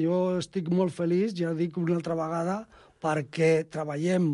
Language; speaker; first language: Catalan; non-native, local second language; Spanish